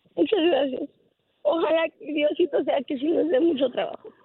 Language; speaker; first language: Spanish; early bilingual, heritage; Spanish